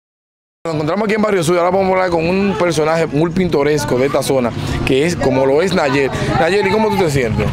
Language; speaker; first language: Spanish; native; Spanish